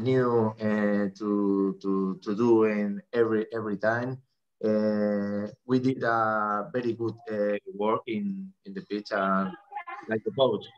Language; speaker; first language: English; non-native, fluent; Spanish